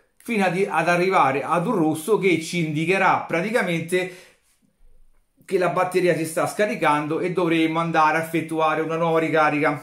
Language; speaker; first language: Italian; native; Italian